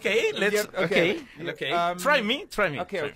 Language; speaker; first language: English; non-native, fluent; Spanish